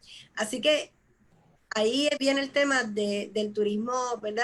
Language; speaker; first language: Spanish; native; Spanish